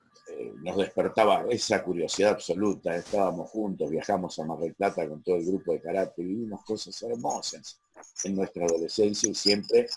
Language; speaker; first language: Spanish; native; Spanish